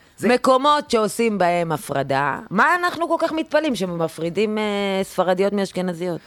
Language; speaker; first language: Hebrew; native; Hebrew